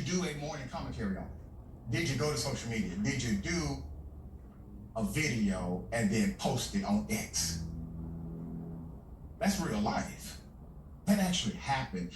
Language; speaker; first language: English; native; English